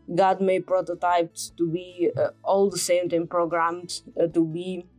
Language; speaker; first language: English; non-native, fluent; Portuguese